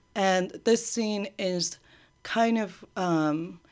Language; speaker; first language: English; early bilingual, other home language; Persian